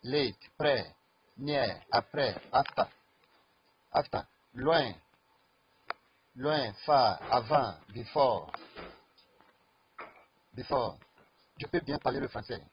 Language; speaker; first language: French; non-native, learner; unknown